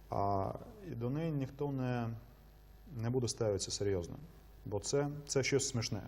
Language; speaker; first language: Ukrainian; non-native, fluent; Russian